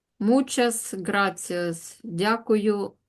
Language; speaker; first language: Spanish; non-native, learner; Ukrainian